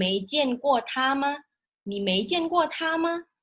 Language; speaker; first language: Chinese; non-native, fluent; Indonesian